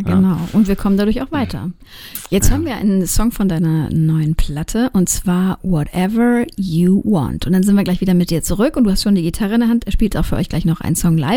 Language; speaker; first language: German; native; German